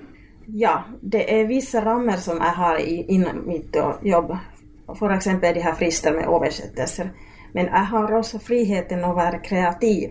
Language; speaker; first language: Swedish; non-native, local second language; Finnish